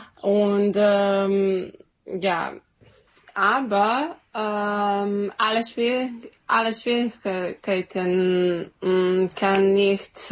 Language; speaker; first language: German; non-native, fluent; Serbian